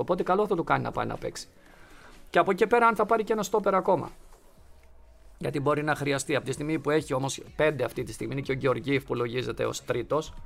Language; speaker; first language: Greek; native; Greek